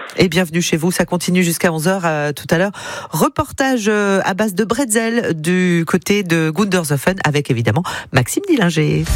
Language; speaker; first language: French; native; French